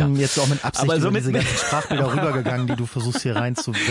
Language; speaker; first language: German; native; German